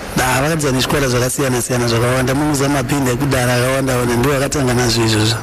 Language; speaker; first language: Shona; early bilingual, other home language; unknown